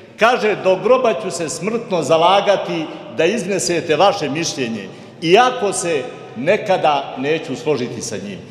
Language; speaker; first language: Serbian; native; Serbian